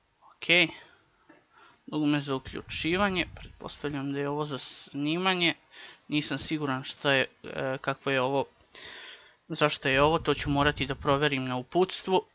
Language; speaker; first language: Croatian; native; Croatian